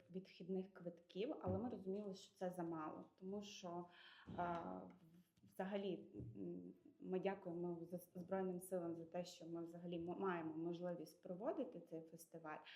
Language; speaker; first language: Ukrainian; native; Ukrainian